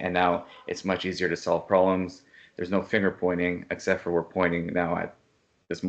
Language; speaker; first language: English; native; English